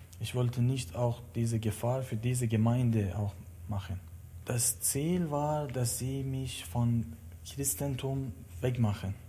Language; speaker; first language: German; non-native, learner; Persian